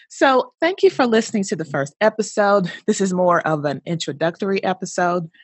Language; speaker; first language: English; native; English